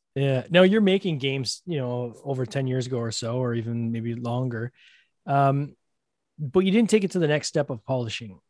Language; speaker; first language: English; native; English